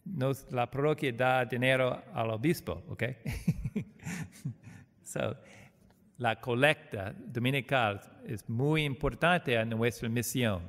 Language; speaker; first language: Spanish; non-native, learner; English